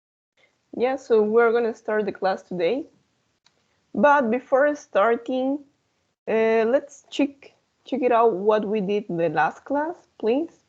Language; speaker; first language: English; non-native, fluent; Spanish